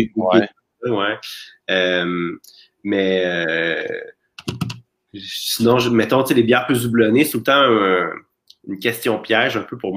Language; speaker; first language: French; native; French